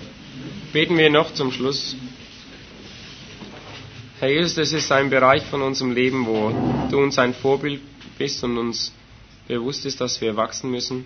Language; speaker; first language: German; native; German